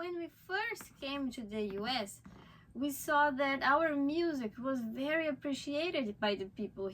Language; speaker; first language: English; non-native, fluent; Portuguese